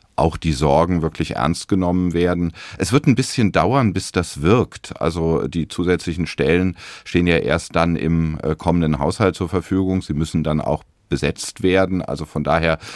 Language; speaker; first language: German; native; German